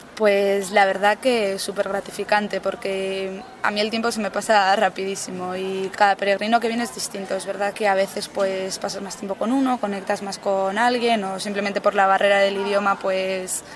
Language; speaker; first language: Spanish; native; Spanish